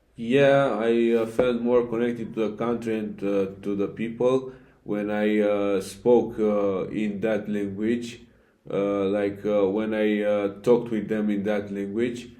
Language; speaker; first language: English; non-native, fluent; Romanian